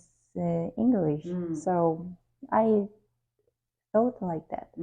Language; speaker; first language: English; non-native, learner; Korean